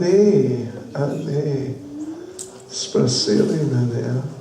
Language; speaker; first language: Russian; non-native, learner; English